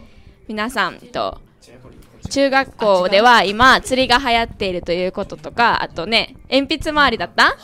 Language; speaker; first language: Japanese; native; Japanese